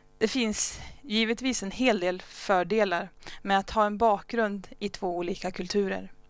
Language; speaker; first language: Swedish; early bilingual, other home language; Spanish